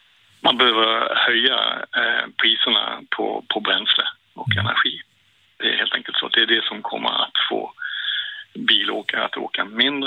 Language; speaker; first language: Swedish; native; Swedish